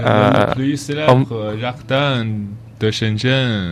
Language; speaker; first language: French; non-native, learner; Chinese